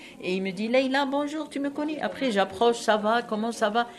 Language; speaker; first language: French; non-native, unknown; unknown